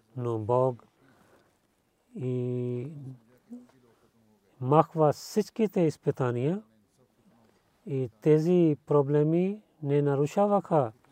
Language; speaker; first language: Bulgarian; non-native, learner; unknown